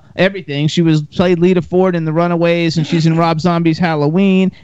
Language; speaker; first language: English; native; English